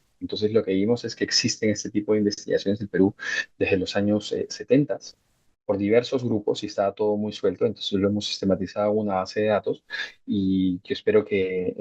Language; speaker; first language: Spanish; native; Spanish